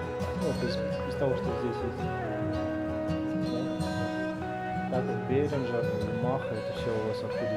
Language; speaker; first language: Russian; native; Russian